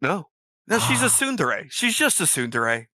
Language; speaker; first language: English; native; English